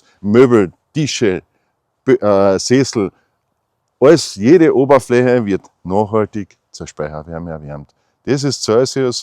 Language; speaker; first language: German; native; German